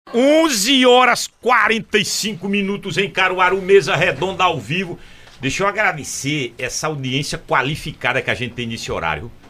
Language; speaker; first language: Portuguese; native; Portuguese